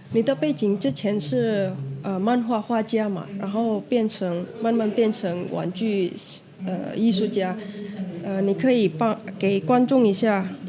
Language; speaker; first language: Chinese; non-native, fluent; Indonesian